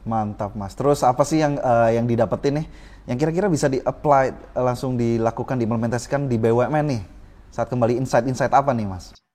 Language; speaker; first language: Indonesian; native; Indonesian